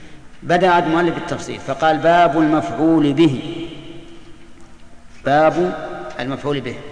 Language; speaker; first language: Arabic; native; Arabic